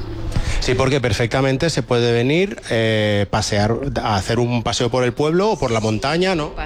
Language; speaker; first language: Spanish; non-native, local second language; Catalan